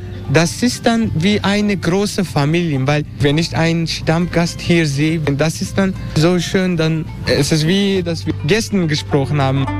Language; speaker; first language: German; non-native, learner; Turkish